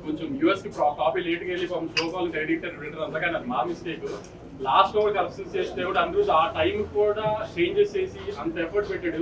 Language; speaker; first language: Telugu; native; Telugu